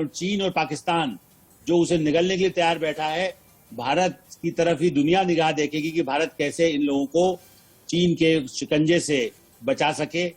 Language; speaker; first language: Hindi; native; Hindi